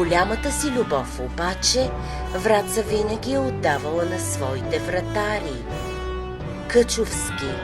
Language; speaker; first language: Bulgarian; native; Bulgarian